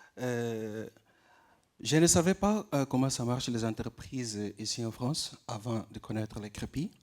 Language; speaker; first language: French; non-native, learner; Portuguese